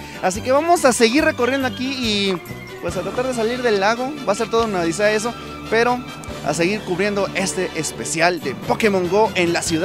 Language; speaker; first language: Spanish; native; Spanish